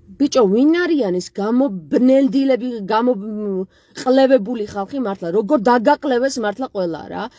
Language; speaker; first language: Georgian; native; Georgian